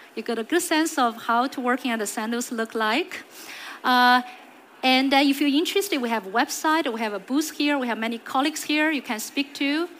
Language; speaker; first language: English; non-native, fluent; Chinese